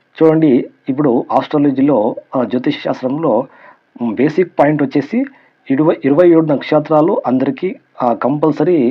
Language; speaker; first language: Telugu; non-native, local second language; Kannada